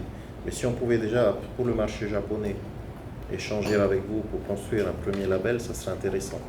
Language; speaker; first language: French; native; French